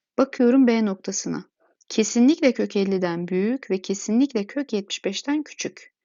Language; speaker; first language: Turkish; native; Turkish